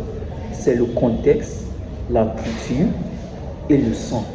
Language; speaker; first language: French; non-native, learner; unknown